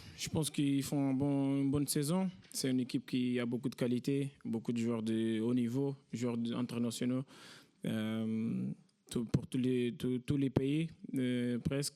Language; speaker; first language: French; non-native, fluent; Portuguese